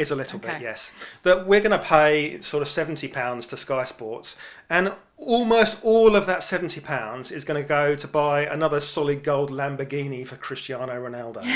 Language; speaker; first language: English; native; English